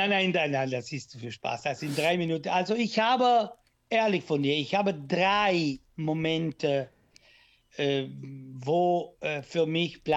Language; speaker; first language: German; non-native, learner; Italian